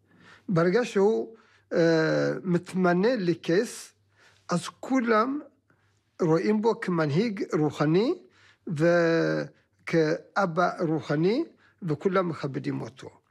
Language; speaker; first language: Hebrew; non-native, fluent; Amharic